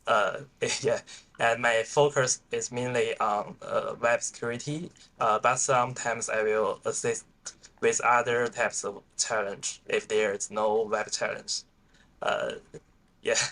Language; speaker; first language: English; non-native, fluent; Chinese